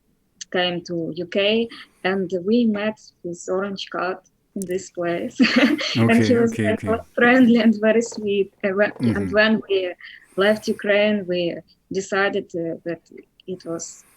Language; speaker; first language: English; non-native, fluent; Russian